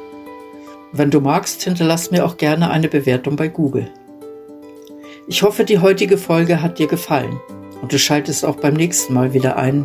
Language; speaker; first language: German; native; German